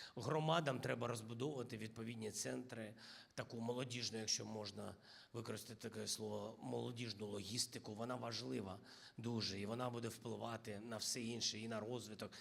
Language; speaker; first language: Ukrainian; non-native, local second language; Russian